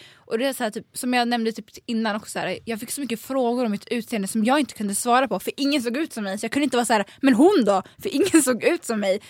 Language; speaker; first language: Swedish; native; Swedish